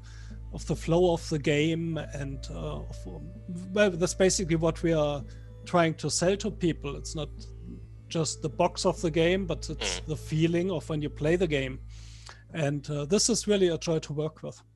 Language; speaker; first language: English; non-native, fluent; German